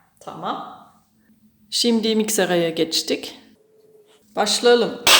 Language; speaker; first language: Turkish; non-native, learner; German